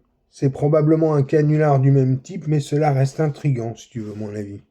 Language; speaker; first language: French; native; French